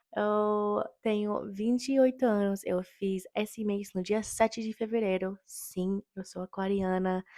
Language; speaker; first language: Portuguese; non-native, fluent; English